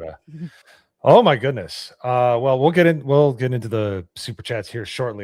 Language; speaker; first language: English; native; English